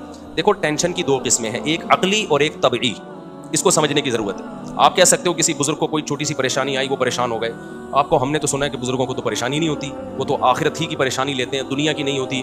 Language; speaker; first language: Urdu; native; Urdu